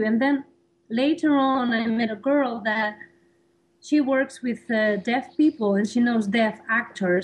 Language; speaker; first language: English; non-native, fluent; Spanish